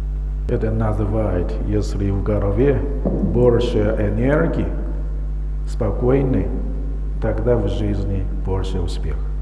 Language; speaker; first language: Russian; non-native, learner; Chinese